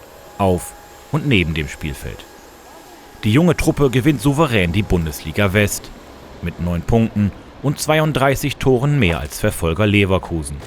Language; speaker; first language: German; native; German